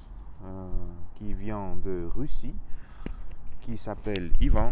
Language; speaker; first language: French; non-native, learner; Russian